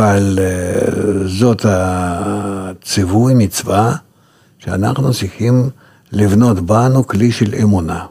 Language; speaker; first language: Hebrew; non-native, fluent; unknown